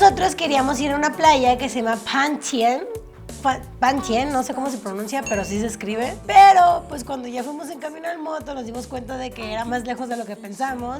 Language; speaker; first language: Spanish; native; Spanish